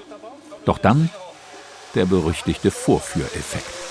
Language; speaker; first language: German; native; German